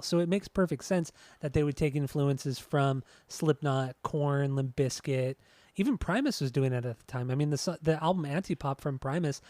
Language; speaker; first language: English; native; English